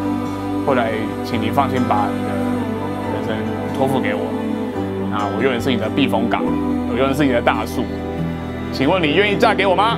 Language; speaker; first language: Chinese; native; Chinese